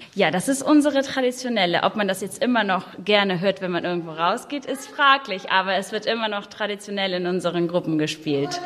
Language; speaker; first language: German; non-native, fluent; Croatian